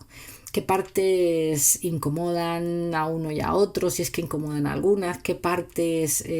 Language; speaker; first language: Spanish; native; Spanish